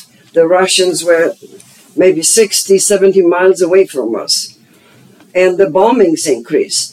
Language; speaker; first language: English; non-native, fluent; German